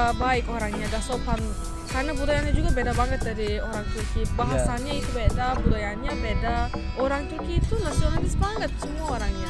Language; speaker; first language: Indonesian; non-native, fluent; Turkish